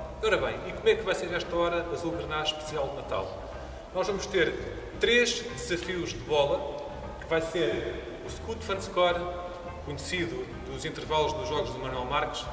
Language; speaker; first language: Portuguese; native; Portuguese